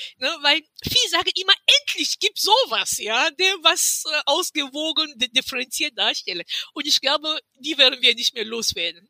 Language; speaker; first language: German; non-native, fluent; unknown